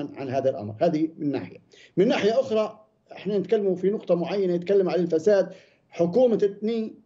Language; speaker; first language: Arabic; native; Arabic